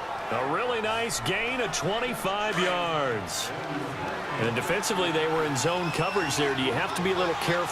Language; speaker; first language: English; native; English